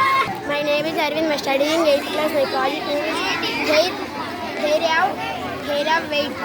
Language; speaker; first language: English; non-native, local second language; Telugu